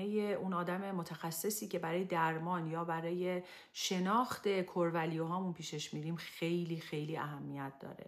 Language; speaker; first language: Persian; native; Persian